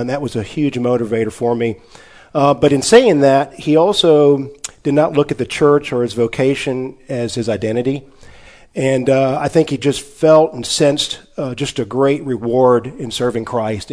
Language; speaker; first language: English; native; English